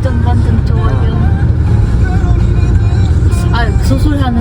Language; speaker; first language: Korean; non-native, fluent; Ukrainian